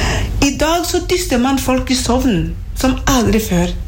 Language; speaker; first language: Norwegian; non-native, fluent; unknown